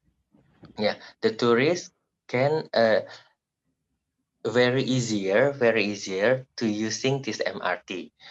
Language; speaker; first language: English; non-native, learner; Indonesian